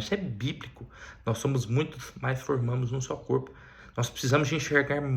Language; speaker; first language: Portuguese; native; Portuguese